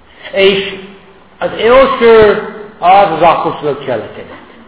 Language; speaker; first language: Hungarian; non-native, fluent; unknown